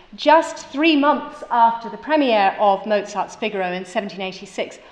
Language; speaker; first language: English; native; English